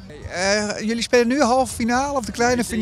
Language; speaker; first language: Dutch; native; Dutch